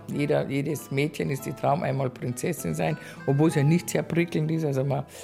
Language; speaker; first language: German; native; German